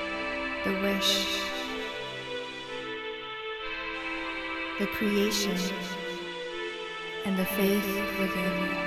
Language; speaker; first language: English; native; English